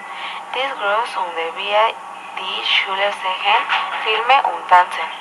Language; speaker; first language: German; non-native, learner; Spanish